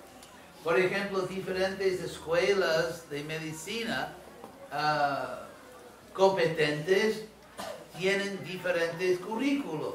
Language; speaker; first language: Spanish; non-native, fluent; English